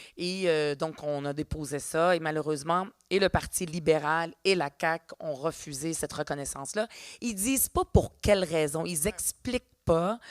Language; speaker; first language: French; early bilingual, other home language; Arabic